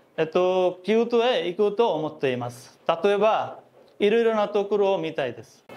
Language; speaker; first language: Japanese; non-native, learner; Bangla